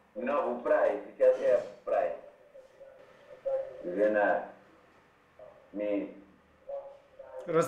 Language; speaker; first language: Russian; non-native, learner; Kabuverdianu